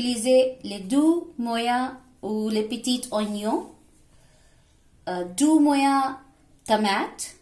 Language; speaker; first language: French; non-native, learner; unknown